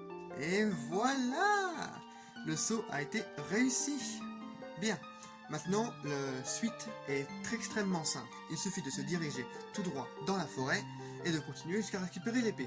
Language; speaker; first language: French; native; French